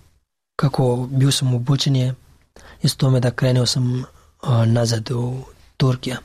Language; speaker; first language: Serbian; non-native, learner; Pashto